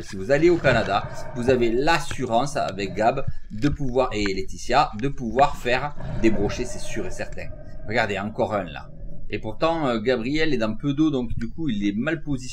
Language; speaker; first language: French; native; French